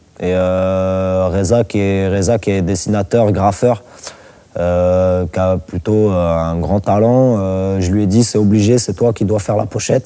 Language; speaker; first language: French; native; French